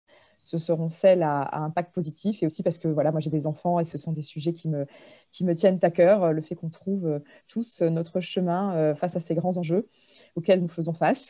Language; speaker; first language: French; native; French